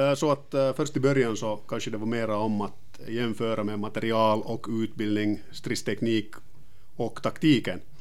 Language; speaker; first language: Swedish; non-native, local second language; Finnish